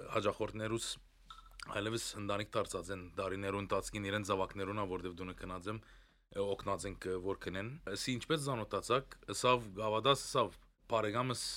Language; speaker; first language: Armenian; early bilingual, heritage; Armenian